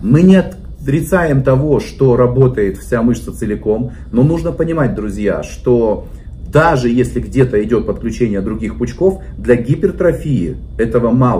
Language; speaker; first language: Russian; native; Russian